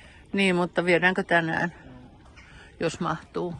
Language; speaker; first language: Finnish; native; Finnish